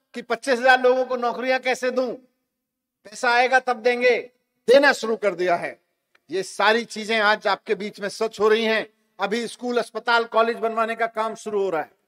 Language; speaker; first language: Hindi; native; Hindi